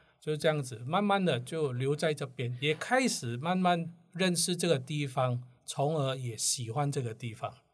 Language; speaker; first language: Chinese; non-native, local second language; Cantonese